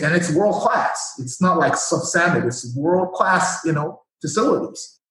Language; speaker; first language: English; non-native, local second language; Yoruba